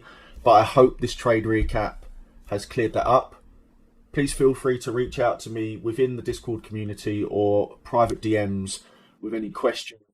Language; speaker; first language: English; native; English